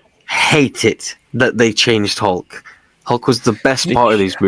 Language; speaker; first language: English; native; English